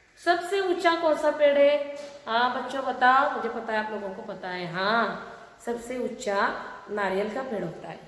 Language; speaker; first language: Hindi; non-native, local second language; Marathi